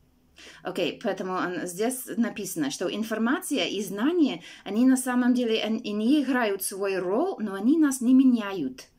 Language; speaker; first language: Russian; non-native, fluent; English